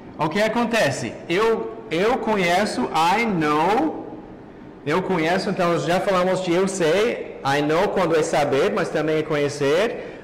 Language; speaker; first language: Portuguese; non-native, fluent; English